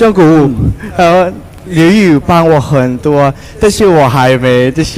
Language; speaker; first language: Chinese; non-native, learner; Thai